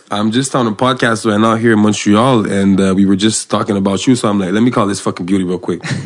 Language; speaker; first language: English; non-native, fluent; French